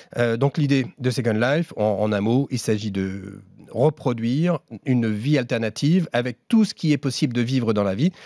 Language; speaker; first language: French; native; French